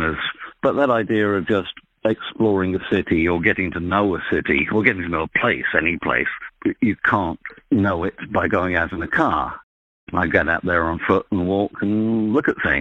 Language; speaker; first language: English; native; English